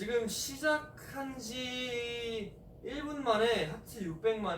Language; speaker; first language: Korean; non-native, fluent; Chinese